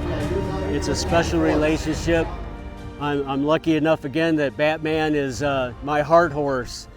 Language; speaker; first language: English; native; English